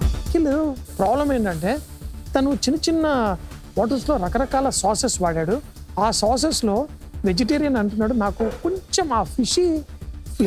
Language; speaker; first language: Telugu; native; Telugu